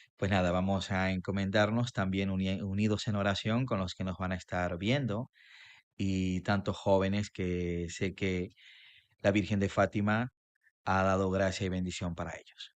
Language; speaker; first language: Spanish; native; Spanish